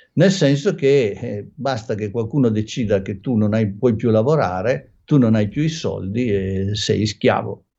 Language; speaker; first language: Italian; native; Italian